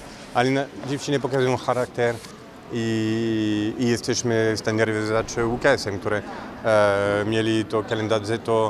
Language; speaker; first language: Polish; non-native, fluent; French